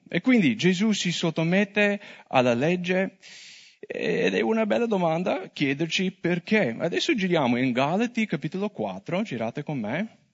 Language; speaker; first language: Italian; non-native, fluent; English